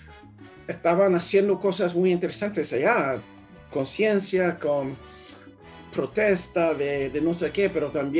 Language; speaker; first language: Spanish; early bilingual, heritage; English